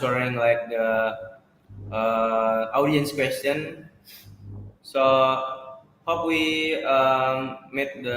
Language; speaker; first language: English; non-native, learner; Indonesian